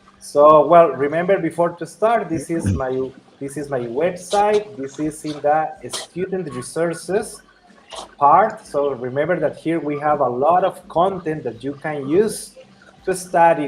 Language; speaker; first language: English; non-native, fluent; Spanish